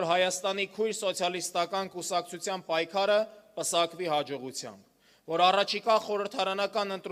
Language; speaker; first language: Armenian; native; Armenian